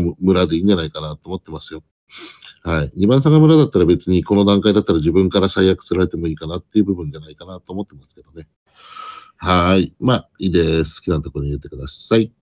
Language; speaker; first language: Japanese; native; Japanese